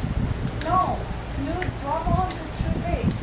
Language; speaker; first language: French; non-native, learner; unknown